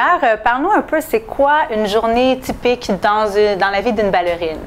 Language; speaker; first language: French; native; French